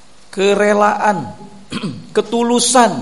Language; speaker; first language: Indonesian; native; Indonesian